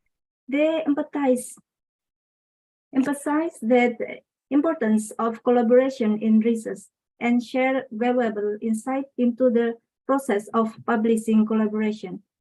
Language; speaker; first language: English; non-native, local second language; Indonesian